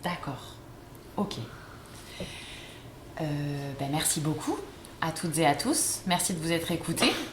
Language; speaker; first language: French; native; French